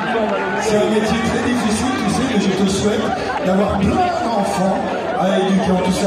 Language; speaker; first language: French; native; French